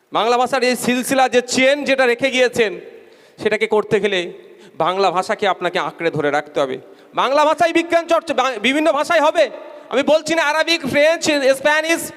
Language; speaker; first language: Bangla; native; Bangla